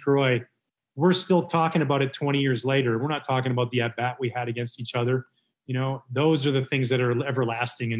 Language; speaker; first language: English; native; English